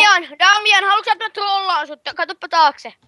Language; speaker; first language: Finnish; native; Finnish